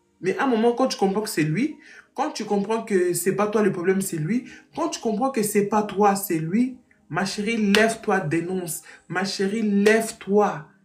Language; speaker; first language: French; non-native, fluent; Portuguese